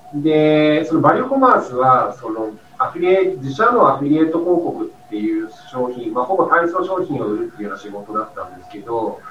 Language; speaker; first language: Japanese; native; Japanese